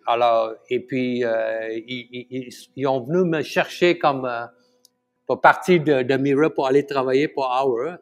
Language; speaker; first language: French; non-native, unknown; Tamil